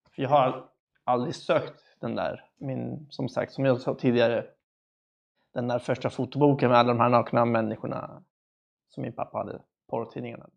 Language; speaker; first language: Swedish; early bilingual, other home language; Spanish